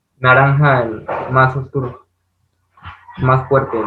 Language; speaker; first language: Spanish; native; Spanish